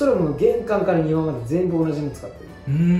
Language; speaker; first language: Japanese; native; Japanese